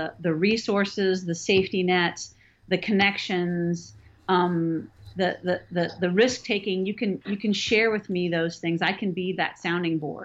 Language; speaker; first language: English; native; English